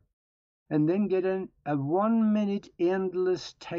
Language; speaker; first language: English; non-native, fluent; Norwegian